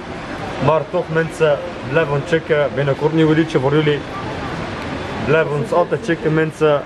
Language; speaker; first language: Dutch; non-native, local second language; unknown